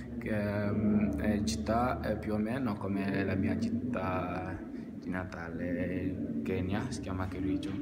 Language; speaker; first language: Italian; non-native, learner; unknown